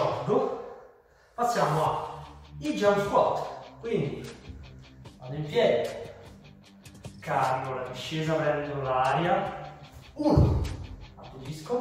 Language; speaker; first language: Italian; native; Italian